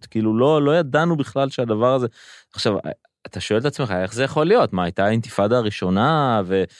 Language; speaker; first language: Hebrew; native; Hebrew